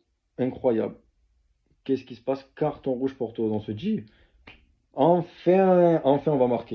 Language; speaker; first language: French; native; French